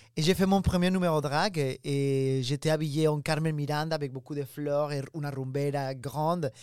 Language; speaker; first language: French; non-native, fluent; Spanish